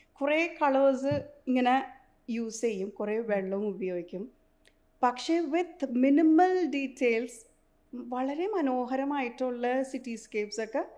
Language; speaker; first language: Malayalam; early bilingual, heritage; Malayalam